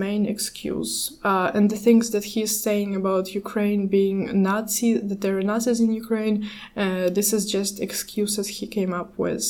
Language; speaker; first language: English; non-native, fluent; Ukrainian